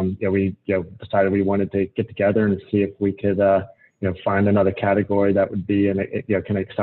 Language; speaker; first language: English; native; English